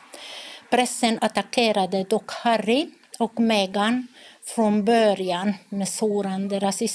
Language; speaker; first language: Swedish; non-native, fluent; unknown